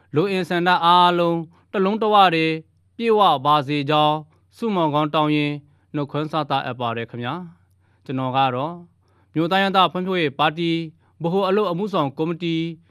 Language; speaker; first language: Burmese; non-native, local second language; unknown